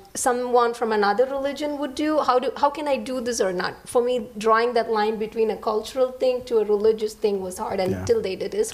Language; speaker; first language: English; non-native, local second language; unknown